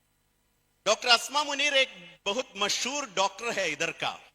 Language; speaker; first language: Hindi; non-native, learner; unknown